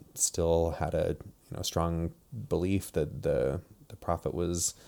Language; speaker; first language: English; native; English